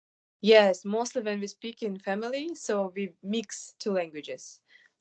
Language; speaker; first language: English; non-native, fluent; Kyrgyz